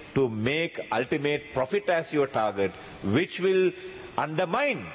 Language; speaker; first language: English; non-native, local second language; Sinhala